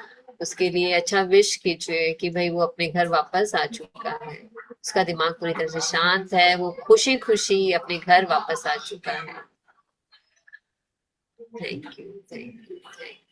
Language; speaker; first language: Hindi; native; Hindi